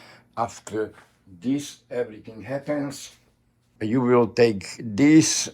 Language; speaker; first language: English; non-native, learner; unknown